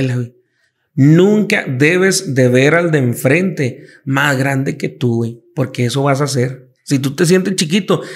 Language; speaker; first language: Spanish; native; Spanish